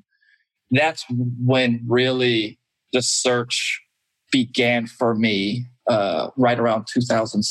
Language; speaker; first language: English; native; English